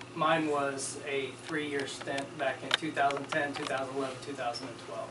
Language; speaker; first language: English; native; English